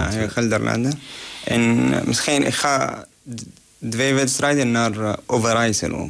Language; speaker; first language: Dutch; non-native, learner; Arabic